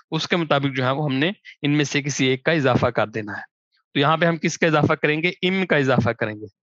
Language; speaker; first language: Urdu; non-native, local second language; Punjabi